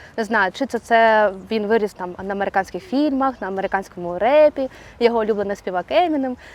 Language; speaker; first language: Ukrainian; non-native, local second language; Russian